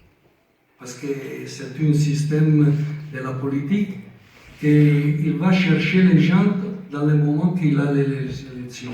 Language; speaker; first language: French; non-native, local second language; Italian